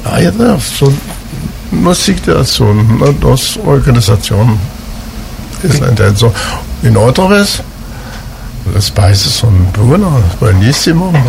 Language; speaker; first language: Spanish; non-native, learner; German